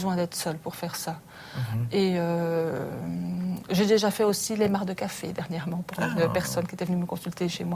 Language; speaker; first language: French; native; French